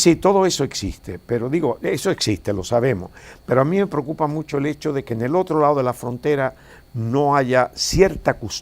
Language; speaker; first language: Spanish; native; Spanish